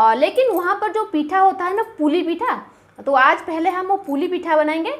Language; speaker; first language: Hindi; non-native, local second language; Bangla